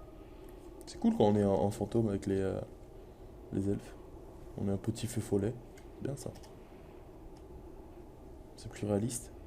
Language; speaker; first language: French; native; French